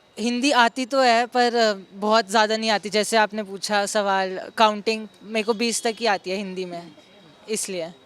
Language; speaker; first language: Hindi; native; Hindi